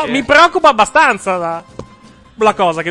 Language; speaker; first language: Italian; native; Italian